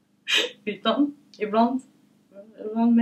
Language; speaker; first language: Swedish; early bilingual, other home language; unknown